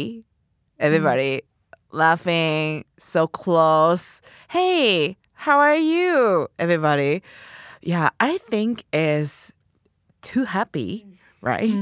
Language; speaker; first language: English; non-native, learner; Japanese